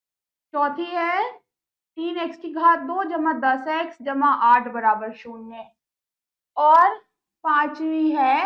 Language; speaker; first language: Hindi; native; Hindi